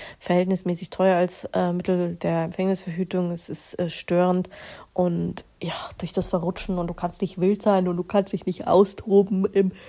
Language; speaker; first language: German; native; German